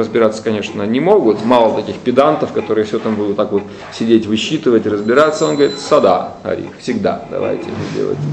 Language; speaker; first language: Russian; native; Russian